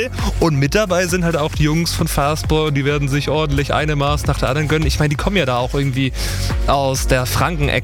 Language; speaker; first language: German; native; German